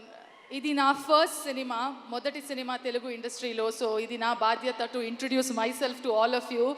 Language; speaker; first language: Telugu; non-native, learner; Kannada